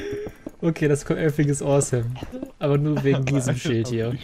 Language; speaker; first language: German; native; German